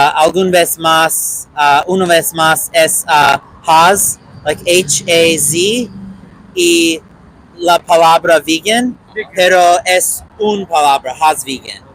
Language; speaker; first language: Spanish; non-native, learner; English